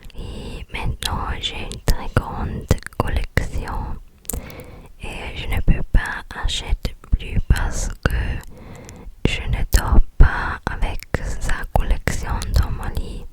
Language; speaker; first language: French; non-native, learner; English